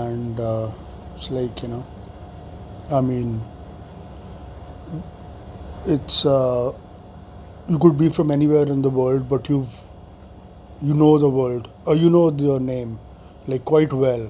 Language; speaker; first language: English; non-native, local second language; Hindi